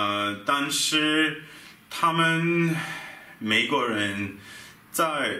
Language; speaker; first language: Chinese; non-native, fluent; German